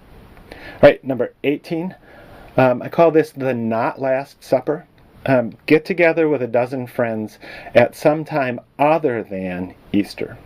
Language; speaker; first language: English; native; English